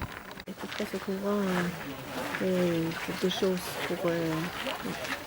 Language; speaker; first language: French; non-native, fluent; Norwegian